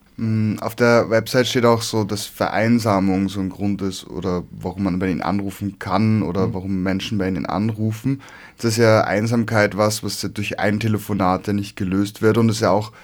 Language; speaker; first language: German; native; German